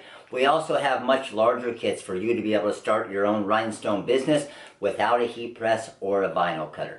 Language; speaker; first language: English; native; English